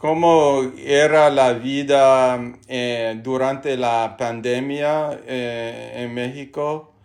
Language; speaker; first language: Spanish; non-native, learner; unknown